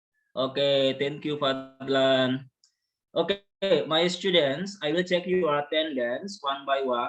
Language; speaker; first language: English; non-native, learner; Indonesian